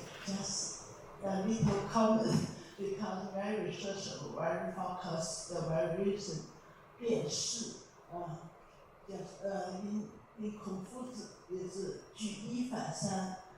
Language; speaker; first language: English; non-native, learner; Chinese